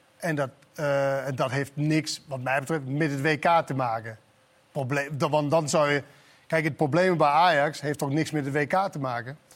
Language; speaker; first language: Dutch; non-native, fluent; Danish